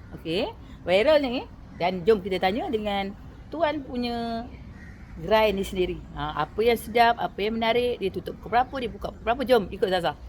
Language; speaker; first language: Malay; native; Malay